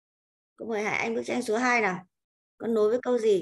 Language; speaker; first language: Vietnamese; native; Vietnamese